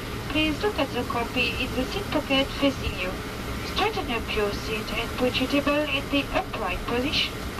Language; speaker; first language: English; non-native, fluent; French